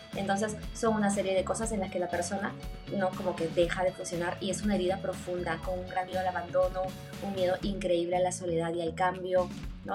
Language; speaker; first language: Spanish; native; Spanish